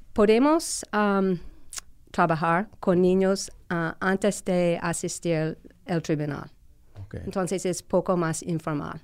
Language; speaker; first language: Spanish; non-native, fluent; English